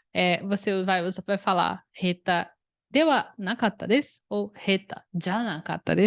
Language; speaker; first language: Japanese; non-native, fluent; Portuguese